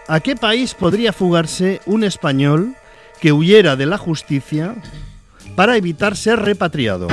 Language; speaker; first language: Spanish; native; Spanish